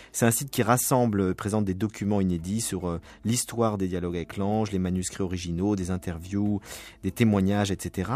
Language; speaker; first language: French; native; French